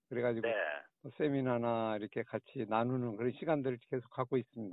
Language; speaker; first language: Korean; native; Korean